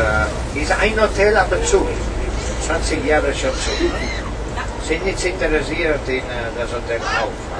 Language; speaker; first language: German; non-native, learner; Spanish